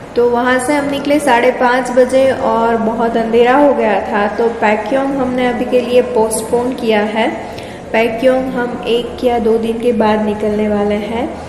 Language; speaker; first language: Hindi; non-native, local second language; Gujarati